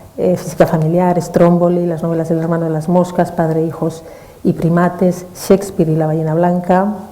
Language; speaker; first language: Spanish; native; Spanish